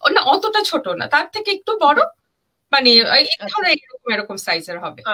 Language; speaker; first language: Bangla; early bilingual, heritage; German